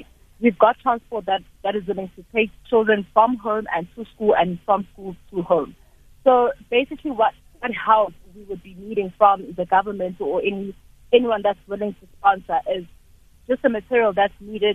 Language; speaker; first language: English; non-native, local second language; Zulu